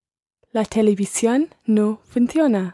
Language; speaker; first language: Spanish; non-native, learner; English